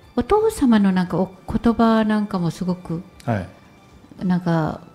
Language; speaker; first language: Japanese; native; Japanese